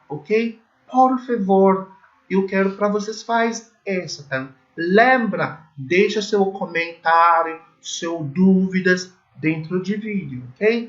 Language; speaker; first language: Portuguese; non-native, learner; English